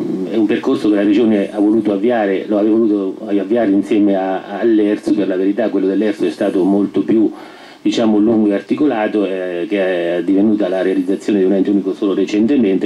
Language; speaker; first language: Italian; native; Italian